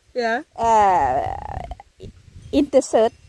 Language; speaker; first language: Swedish; non-native, learner; Thai